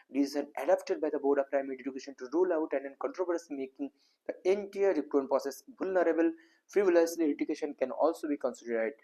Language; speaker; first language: English; non-native, local second language; Bangla